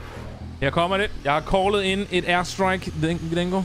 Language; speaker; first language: Danish; native; Danish